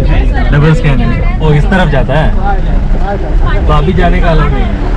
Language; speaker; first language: Hindi; non-native, local second language; Malayalam